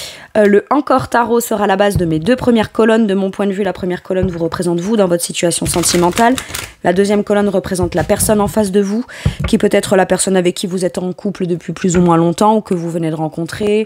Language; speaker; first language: French; native; French